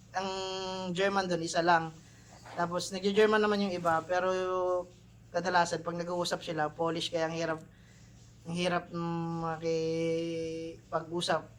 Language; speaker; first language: Filipino; non-native, local second language; Iloko